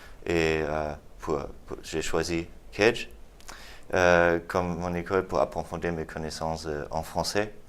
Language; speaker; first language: French; non-native, fluent; German